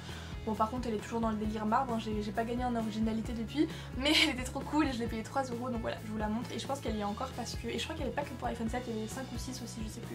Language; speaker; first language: French; native; French